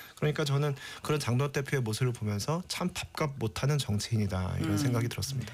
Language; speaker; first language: Korean; native; Korean